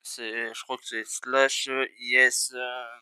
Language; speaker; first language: French; native; French